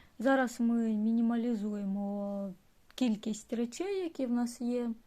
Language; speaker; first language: Ukrainian; non-native, local second language; Russian